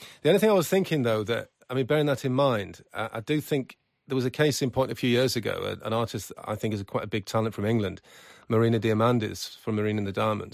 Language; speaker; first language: English; native; English